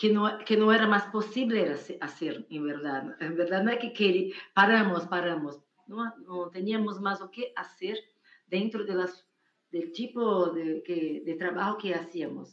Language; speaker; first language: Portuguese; non-native, fluent; Spanish